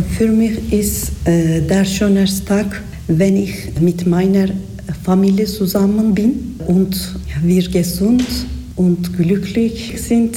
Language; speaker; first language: German; non-native, learner; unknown